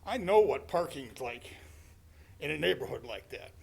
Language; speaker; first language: English; native; English